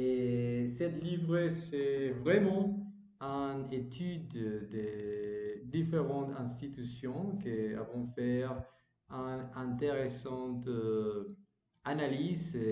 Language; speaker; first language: French; non-native, learner; Spanish